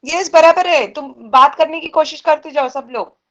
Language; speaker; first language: Hindi; non-native, local second language; Marathi